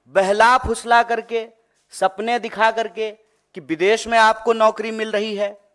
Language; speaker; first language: Hindi; native; Hindi